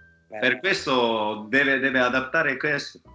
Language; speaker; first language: Italian; non-native, fluent; Japanese